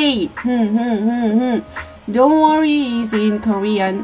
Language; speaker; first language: English; non-native, learner; Korean